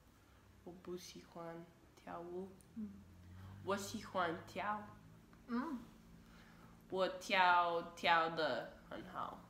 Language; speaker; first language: Chinese; non-native, learner; English